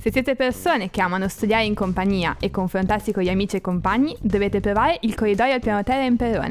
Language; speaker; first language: Italian; native; Italian